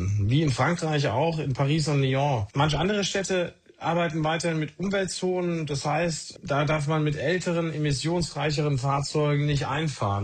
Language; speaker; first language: German; native; German